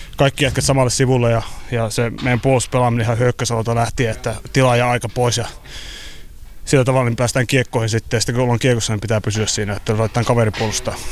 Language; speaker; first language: Finnish; native; Finnish